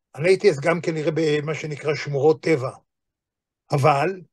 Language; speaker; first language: Hebrew; native; Hebrew